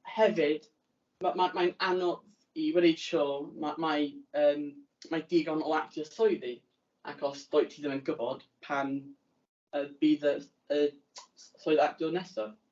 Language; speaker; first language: Welsh; non-native, learner; English